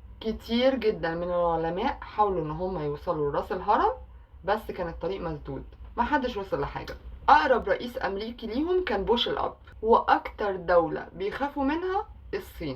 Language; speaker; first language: Arabic; native; Arabic